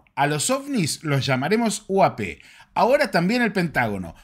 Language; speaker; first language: Spanish; native; Spanish